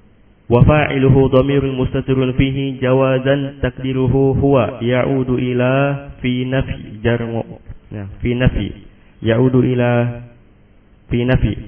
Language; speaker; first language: Arabic; non-native, learner; Indonesian